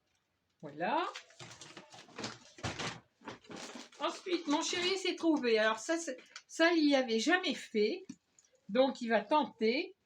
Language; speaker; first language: French; native; French